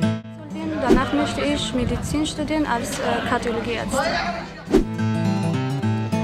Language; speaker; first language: German; non-native, learner; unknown